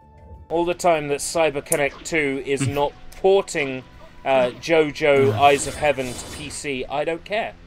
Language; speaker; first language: English; native; English